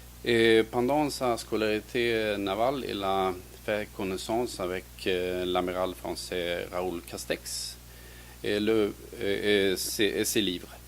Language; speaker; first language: French; non-native, fluent; Swedish